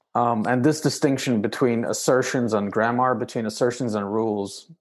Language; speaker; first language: English; non-native, fluent; Romanian